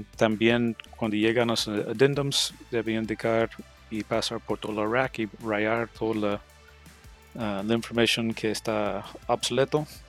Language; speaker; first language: Spanish; non-native, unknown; English